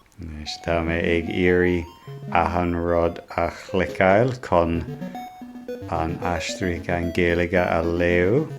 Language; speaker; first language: Irish; non-native, local second language; English